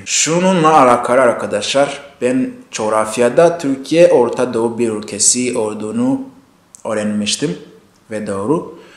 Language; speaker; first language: Turkish; non-native, fluent; Arabic